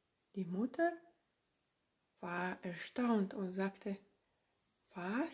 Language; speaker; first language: German; non-native, fluent; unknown